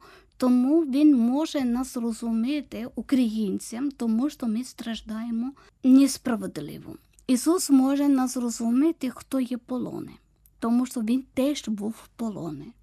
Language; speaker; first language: Ukrainian; non-native, learner; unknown